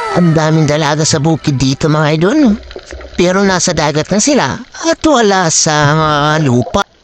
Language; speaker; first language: Filipino; native; Filipino